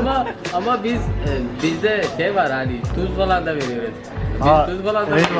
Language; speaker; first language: Turkish; non-native, fluent; Urdu